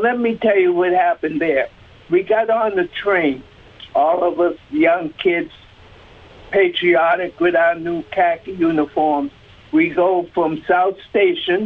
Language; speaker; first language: English; native; English